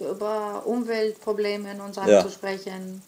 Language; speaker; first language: German; non-native, fluent; Greek